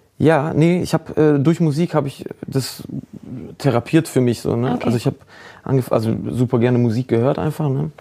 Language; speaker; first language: German; early bilingual, other home language; Polish